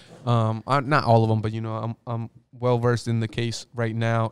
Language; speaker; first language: English; early bilingual, other home language; Spanish